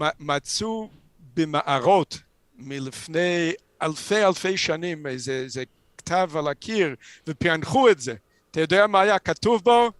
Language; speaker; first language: Hebrew; non-native, fluent; English